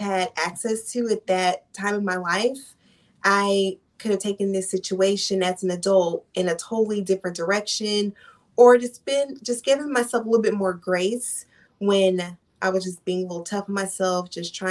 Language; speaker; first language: English; native; English